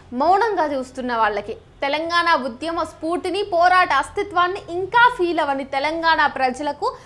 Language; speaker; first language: Telugu; native; Telugu